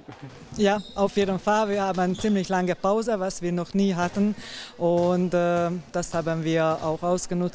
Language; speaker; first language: German; non-native, fluent; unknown